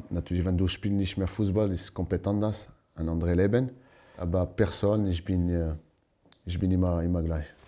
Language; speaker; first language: German; non-native, learner; French